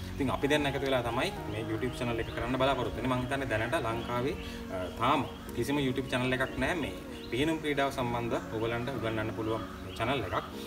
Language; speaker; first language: Sinhala; native; Sinhala